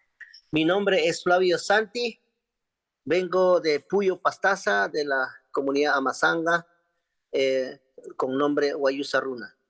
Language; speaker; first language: Spanish; non-native, local second language; Quechua